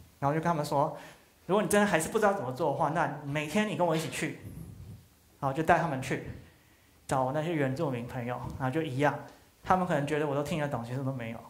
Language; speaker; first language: Chinese; native; Chinese